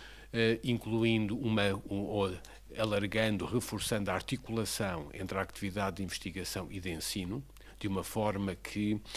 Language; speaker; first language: Portuguese; native; Portuguese